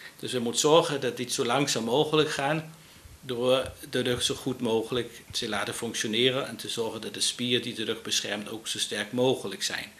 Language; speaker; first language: Dutch; non-native, fluent; Danish